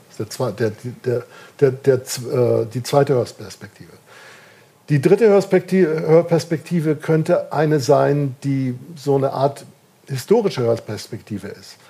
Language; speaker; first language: German; native; German